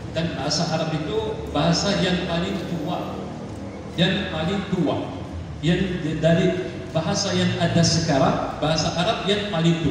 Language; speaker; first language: Indonesian; non-native, learner; Arabic